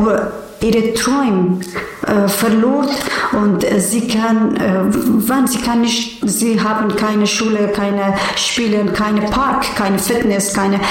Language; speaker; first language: German; non-native, learner; Persian